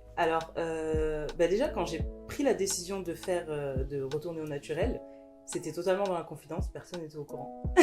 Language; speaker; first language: French; early bilingual, other home language; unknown